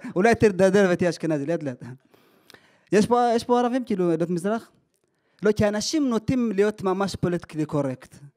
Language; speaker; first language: Hebrew; early bilingual, other home language; Amharic